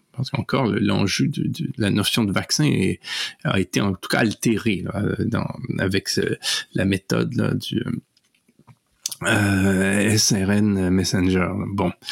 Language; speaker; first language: French; native; French